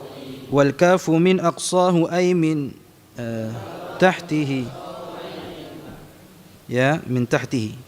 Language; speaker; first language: Arabic; non-native, fluent; Indonesian